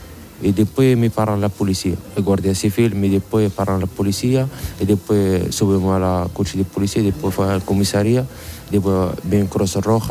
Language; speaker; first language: Spanish; non-native, learner; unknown